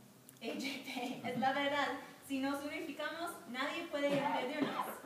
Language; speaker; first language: Spanish; non-native, learner; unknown